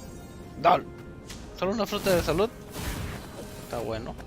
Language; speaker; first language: Spanish; native; Spanish